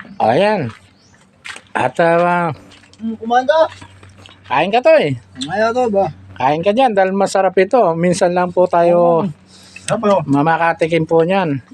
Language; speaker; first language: Filipino; native; Filipino